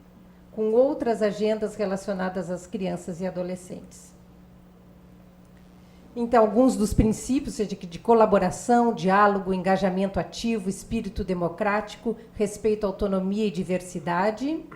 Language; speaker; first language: Portuguese; native; Portuguese